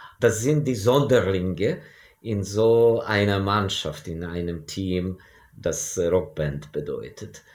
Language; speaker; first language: German; non-native, fluent; Ukrainian